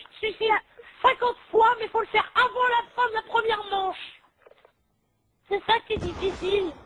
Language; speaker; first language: French; native; French